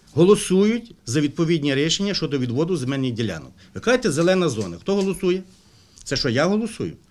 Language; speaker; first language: Ukrainian; native; Ukrainian